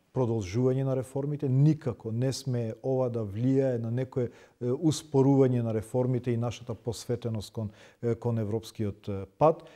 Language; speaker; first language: Macedonian; non-native, local second language; Albanian